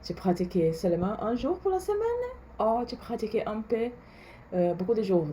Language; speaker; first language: French; non-native, learner; Portuguese